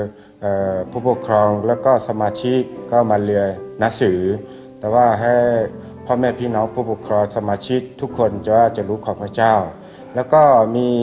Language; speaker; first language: Thai; non-native, local second language; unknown